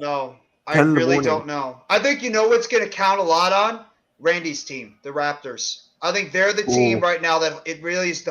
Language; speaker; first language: English; native; English